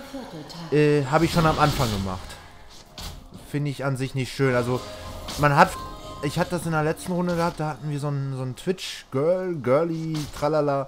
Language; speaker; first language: German; native; German